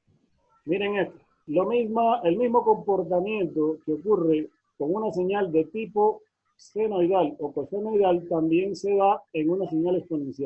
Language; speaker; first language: Spanish; native; Spanish